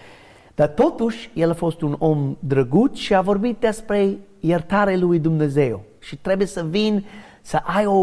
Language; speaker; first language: Romanian; non-native, learner; English